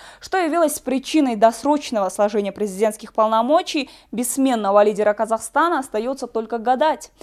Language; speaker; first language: Russian; non-native, local second language; Kyrgyz